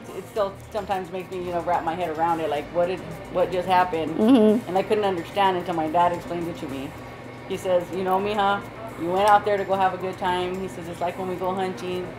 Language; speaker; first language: English; native; English